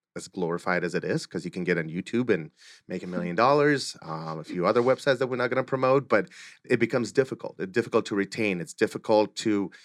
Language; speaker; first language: English; early bilingual, other home language; Russian